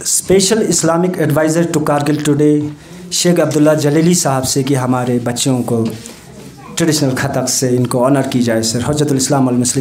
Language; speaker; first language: Hindi; non-native, local second language; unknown